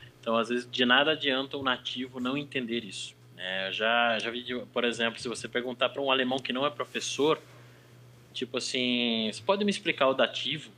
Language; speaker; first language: Portuguese; native; Portuguese